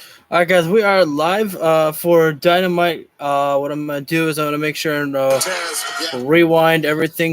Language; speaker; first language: English; native; English